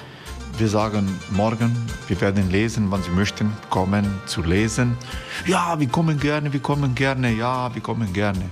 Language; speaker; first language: German; non-native, learner; Croatian